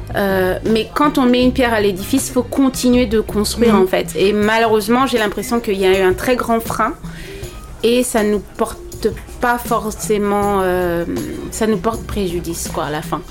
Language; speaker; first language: French; non-native, local second language; Lingala